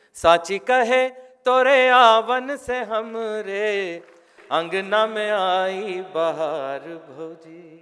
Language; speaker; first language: Hindi; non-native, local second language; Marathi